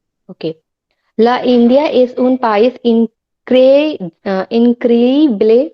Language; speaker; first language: Spanish; non-native, learner; Hindi